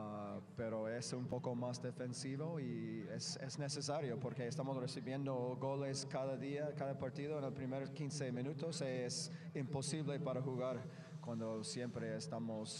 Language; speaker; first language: Spanish; non-native, learner; English